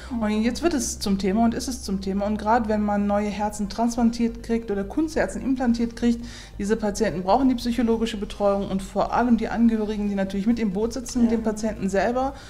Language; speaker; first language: German; native; German